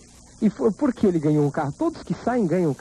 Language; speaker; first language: Portuguese; native; Portuguese